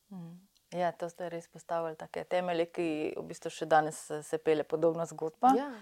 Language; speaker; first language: Slovenian; native; Slovenian